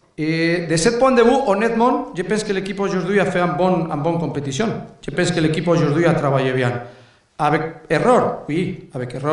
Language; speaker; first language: French; non-native, learner; Spanish